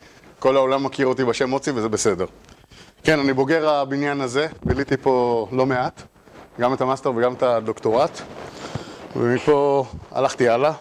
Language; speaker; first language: Hebrew; native; Hebrew